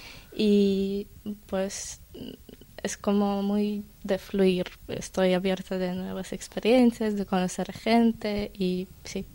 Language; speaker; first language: Spanish; non-native, learner; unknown